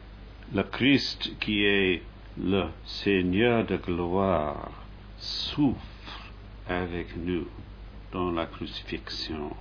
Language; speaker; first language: French; non-native, fluent; English